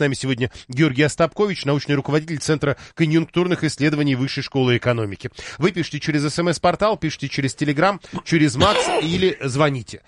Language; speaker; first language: Russian; native; Russian